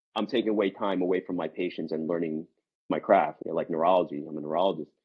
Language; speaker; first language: English; native; English